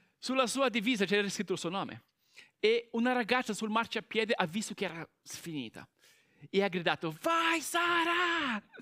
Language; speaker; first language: Italian; non-native, fluent; Portuguese